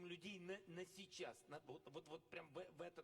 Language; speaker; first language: Russian; native; Russian